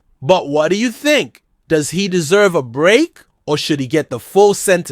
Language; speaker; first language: English; native; English